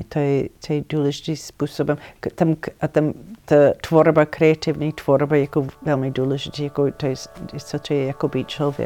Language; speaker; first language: Czech; non-native, learner; English